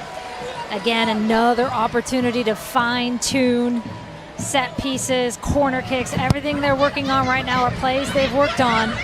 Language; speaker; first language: English; native; English